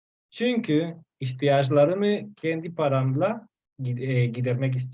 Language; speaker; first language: Turkish; non-native, learner; Spanish